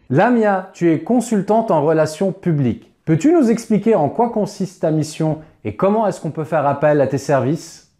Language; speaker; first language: French; native; French